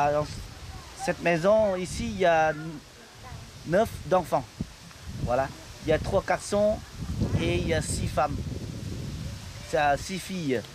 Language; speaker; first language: French; non-native, learner; Lao